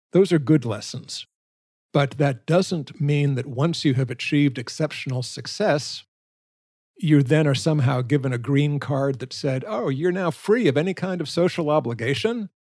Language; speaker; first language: English; native; English